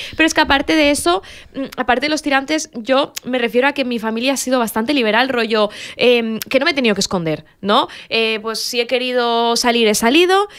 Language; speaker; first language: Spanish; early bilingual, other home language; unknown